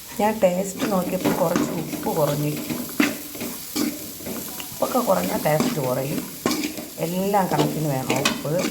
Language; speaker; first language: Malayalam; native; Malayalam